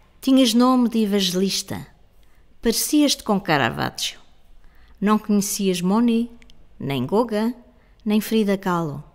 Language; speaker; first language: Portuguese; native; Portuguese